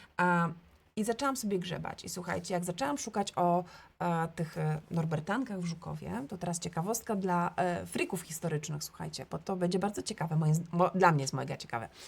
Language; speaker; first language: Polish; native; Polish